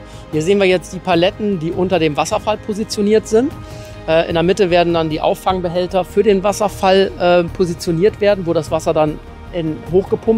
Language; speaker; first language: German; native; German